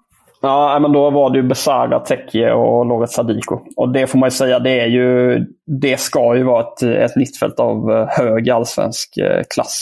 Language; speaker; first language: Swedish; native; Swedish